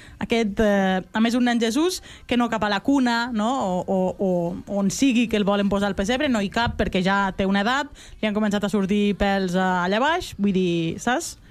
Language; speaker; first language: Catalan; native; Catalan